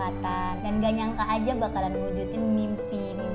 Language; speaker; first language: Indonesian; native; Indonesian